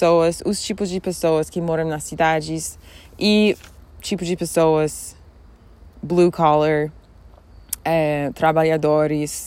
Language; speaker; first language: Portuguese; non-native, fluent; English